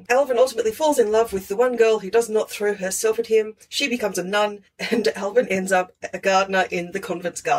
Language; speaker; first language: English; native; English